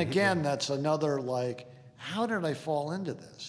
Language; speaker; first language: English; native; English